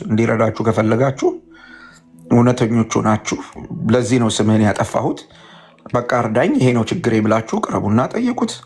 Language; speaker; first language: Amharic; native; Amharic